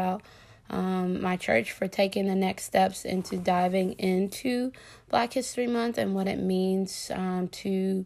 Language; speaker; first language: English; native; English